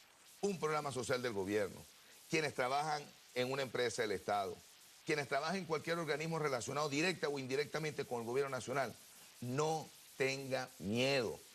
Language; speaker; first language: Spanish; native; Spanish